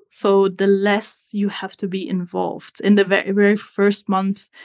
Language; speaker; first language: English; non-native, fluent; Italian